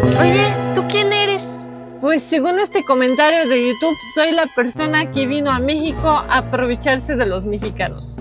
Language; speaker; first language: Spanish; non-native, fluent; Russian